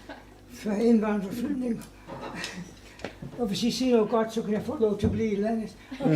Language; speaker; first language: Danish; non-native, fluent; English